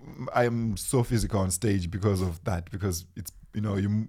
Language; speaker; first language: English; non-native, local second language; Shona